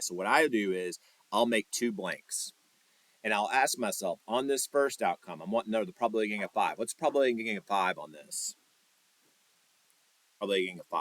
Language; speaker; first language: English; native; English